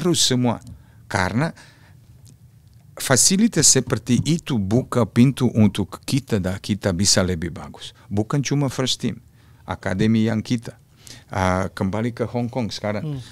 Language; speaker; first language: Indonesian; non-native, fluent; Serbian